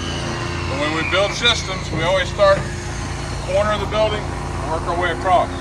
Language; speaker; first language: English; native; English